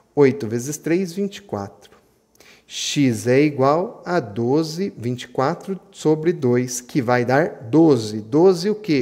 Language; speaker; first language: Portuguese; native; Portuguese